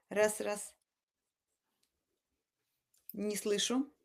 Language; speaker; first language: Russian; native; Russian